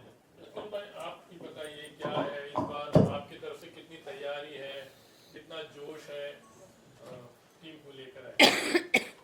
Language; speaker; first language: Hindi; native; Hindi